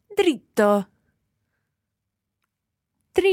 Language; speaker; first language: Italian; non-native, learner; English